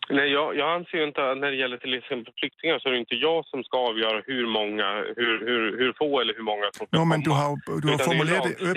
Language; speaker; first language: Swedish; native; Swedish